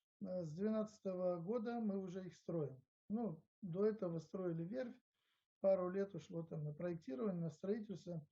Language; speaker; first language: Russian; native; Russian